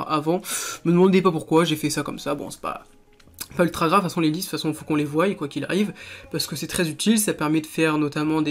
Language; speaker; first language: French; native; French